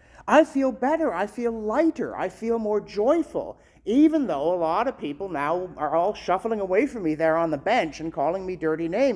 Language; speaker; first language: English; native; English